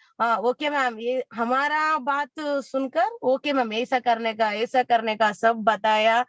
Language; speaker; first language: Hindi; non-native, local second language; Kannada